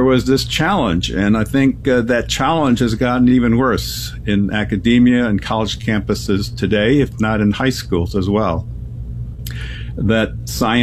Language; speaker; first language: English; non-native, local second language; German